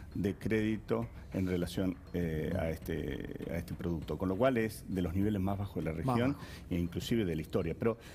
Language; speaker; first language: Spanish; native; Spanish